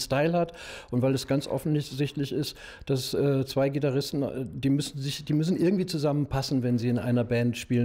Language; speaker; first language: German; native; German